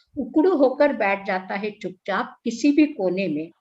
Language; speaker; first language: Hindi; non-native, local second language; Marathi